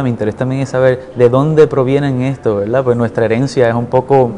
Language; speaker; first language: Spanish; native; Spanish